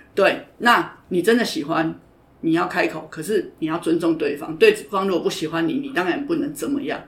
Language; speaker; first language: Chinese; native; Chinese